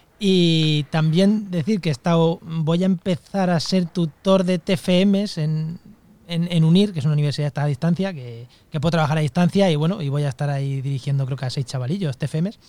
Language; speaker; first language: Spanish; native; Spanish